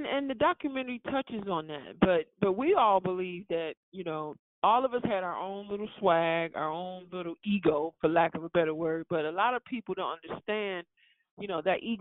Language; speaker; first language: English; native; English